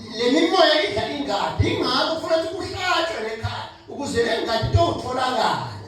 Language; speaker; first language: Zulu; non-native, local second language; Swati